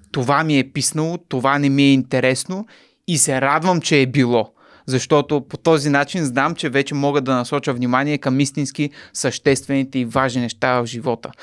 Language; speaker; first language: Bulgarian; native; Bulgarian